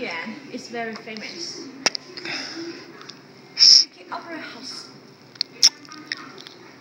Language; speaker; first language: English; non-native, fluent; Chinese